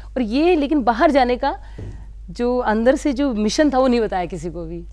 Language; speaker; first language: Hindi; native; Hindi